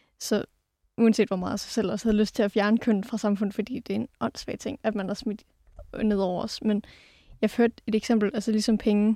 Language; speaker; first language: Danish; native; Danish